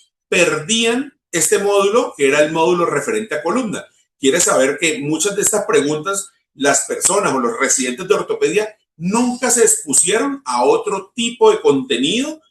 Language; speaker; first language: Spanish; native; Spanish